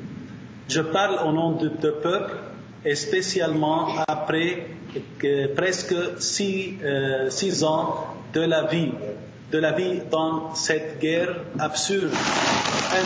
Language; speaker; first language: French; non-native, learner; Arabic